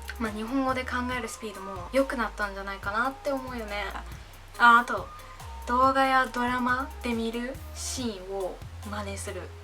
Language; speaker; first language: Japanese; non-native, fluent; English